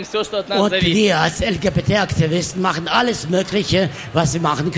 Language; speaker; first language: German; non-native, learner; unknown